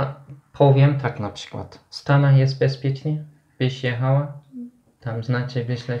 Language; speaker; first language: Polish; non-native, fluent; Turkish